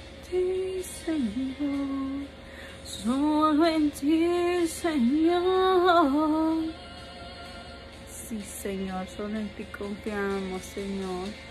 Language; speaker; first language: Spanish; early bilingual, heritage; Spanish